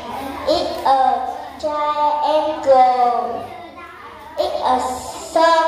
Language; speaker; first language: English; non-native, learner; Vietnamese